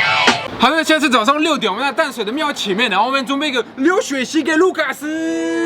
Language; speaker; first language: Chinese; native; Chinese